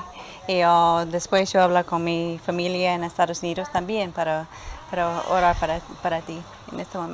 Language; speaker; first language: Spanish; non-native, learner; English